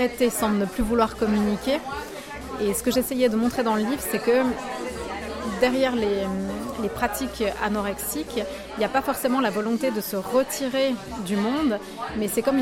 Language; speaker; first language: French; native; French